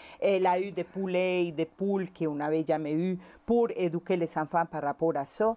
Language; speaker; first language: French; non-native, fluent; Spanish